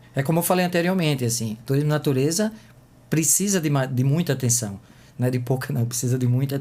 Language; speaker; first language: Portuguese; native; Portuguese